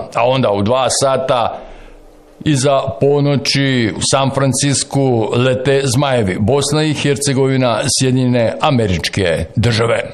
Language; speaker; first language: Bosnian; native; Bosnian